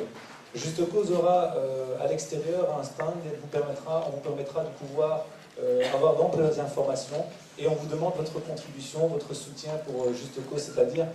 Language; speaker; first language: French; native; French